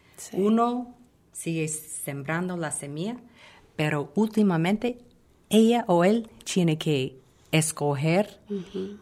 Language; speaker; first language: Spanish; non-native, fluent; English